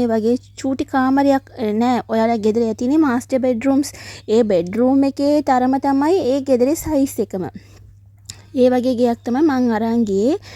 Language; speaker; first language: Sinhala; non-native, local second language; Tamil